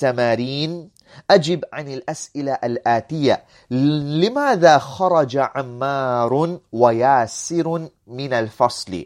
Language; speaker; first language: Arabic; non-native, fluent; English